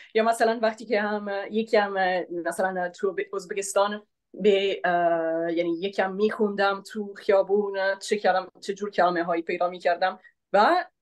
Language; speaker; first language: Persian; non-native, fluent; Italian